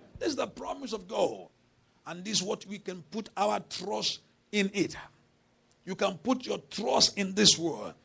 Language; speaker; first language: English; non-native, local second language; Yoruba